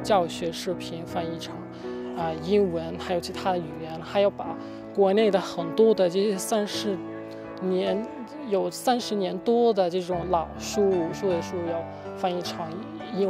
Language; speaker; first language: Chinese; non-native, fluent; Arabic